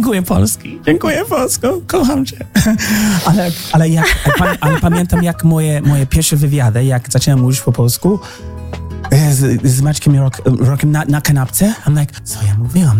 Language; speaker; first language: Polish; non-native, learner; English